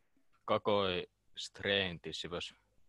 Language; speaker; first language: Russian; non-native, learner; Finnish